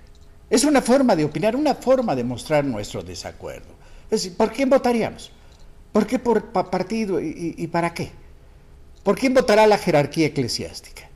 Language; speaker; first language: Spanish; native; Spanish